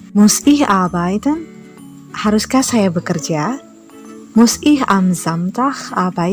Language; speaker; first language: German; non-native, fluent; Indonesian